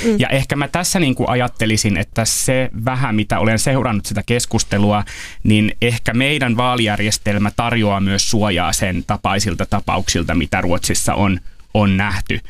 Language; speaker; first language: Finnish; native; Finnish